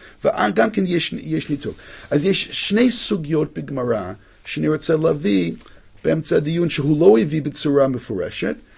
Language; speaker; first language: Hebrew; non-native, fluent; English